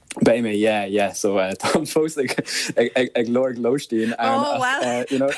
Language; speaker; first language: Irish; non-native, local second language; English